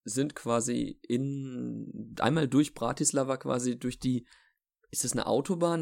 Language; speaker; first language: German; native; German